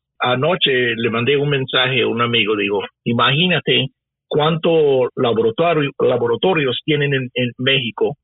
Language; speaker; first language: Spanish; early bilingual, heritage; Spanish